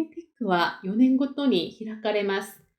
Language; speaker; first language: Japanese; non-native, fluent; Korean